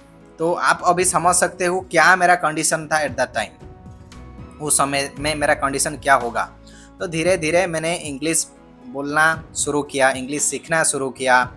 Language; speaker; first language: Hindi; non-native, local second language; Odia